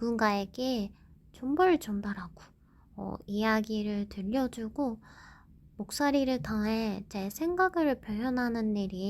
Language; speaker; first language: Korean; non-native, fluent; Japanese